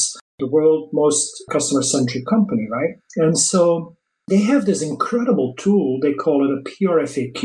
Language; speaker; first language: English; non-native, fluent; Dutch